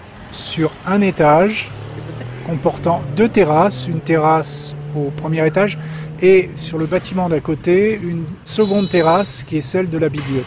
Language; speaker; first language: French; native; French